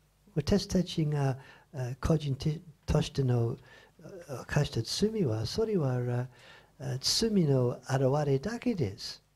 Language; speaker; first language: Japanese; non-native, fluent; English